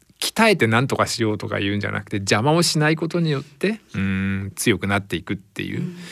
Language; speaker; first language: Japanese; native; Japanese